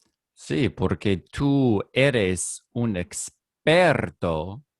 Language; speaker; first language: Spanish; non-native, learner; English